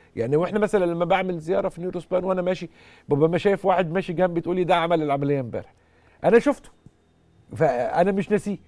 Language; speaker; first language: Arabic; native; Arabic